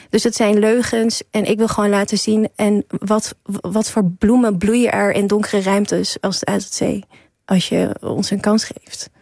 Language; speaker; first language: Dutch; early bilingual, other home language; Persian